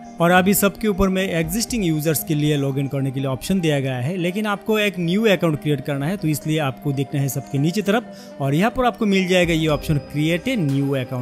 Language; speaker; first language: Hindi; non-native, local second language; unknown